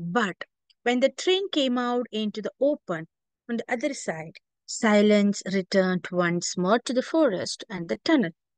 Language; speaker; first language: English; non-native, local second language; Malayalam